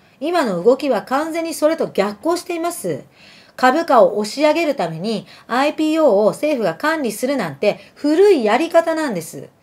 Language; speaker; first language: Japanese; early bilingual, other home language; Arabic